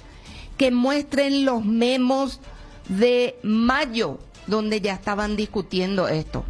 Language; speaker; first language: Spanish; native; Spanish